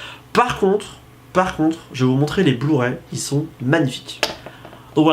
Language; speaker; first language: French; native; French